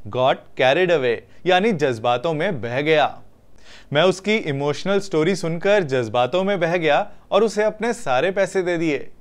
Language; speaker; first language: Hindi; native; Hindi